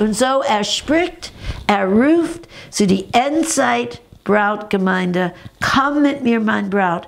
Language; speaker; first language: German; non-native, fluent; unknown